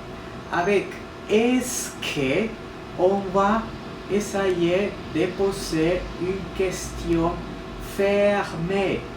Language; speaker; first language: French; non-native, fluent; Spanish